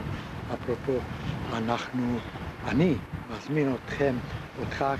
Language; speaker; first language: Hebrew; non-native, fluent; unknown